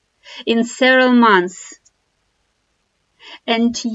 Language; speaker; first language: English; non-native, fluent; Russian